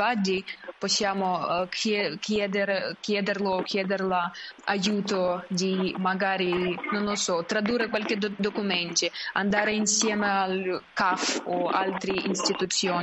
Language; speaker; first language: Italian; non-native, learner; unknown